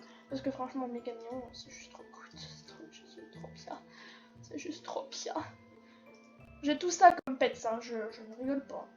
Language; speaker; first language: French; native; French